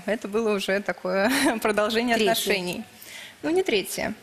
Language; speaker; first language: Russian; native; Russian